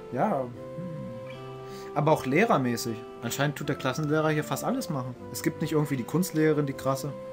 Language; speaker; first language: German; native; German